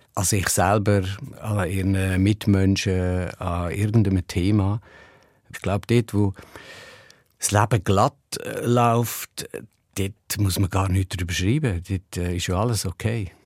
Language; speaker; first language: German; native; German